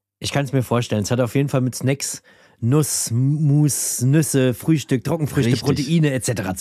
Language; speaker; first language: German; native; German